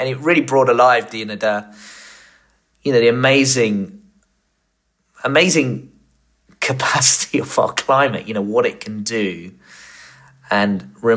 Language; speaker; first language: English; native; English